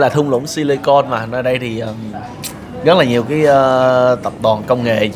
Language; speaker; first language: Vietnamese; native; Vietnamese